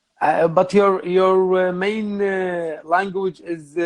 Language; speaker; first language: English; non-native, learner; Arabic